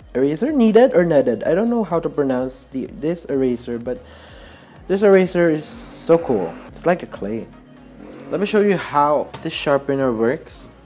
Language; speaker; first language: English; non-native, local second language; Filipino